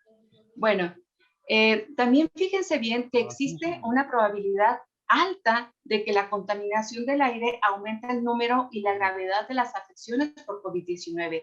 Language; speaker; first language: Spanish; native; Spanish